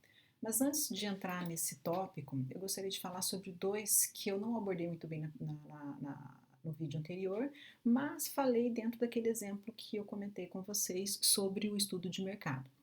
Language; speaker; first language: Portuguese; native; Portuguese